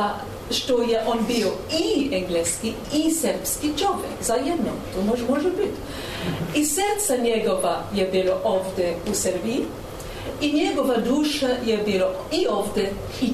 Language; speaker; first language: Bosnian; non-native, learner; English